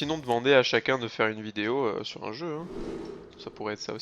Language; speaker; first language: French; native; French